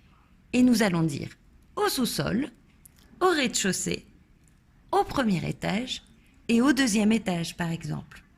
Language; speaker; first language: French; native; French